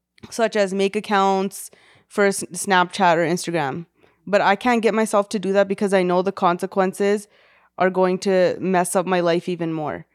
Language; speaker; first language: English; early bilingual, other home language; Punjabi